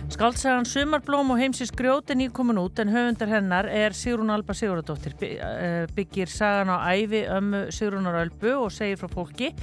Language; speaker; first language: Icelandic; native; Icelandic